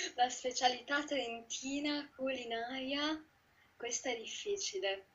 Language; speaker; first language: Italian; native; Italian